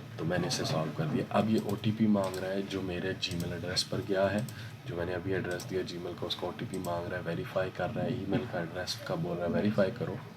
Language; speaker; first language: Urdu; native; Urdu